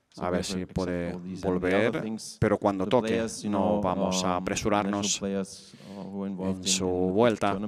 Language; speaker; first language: Spanish; non-native, learner; German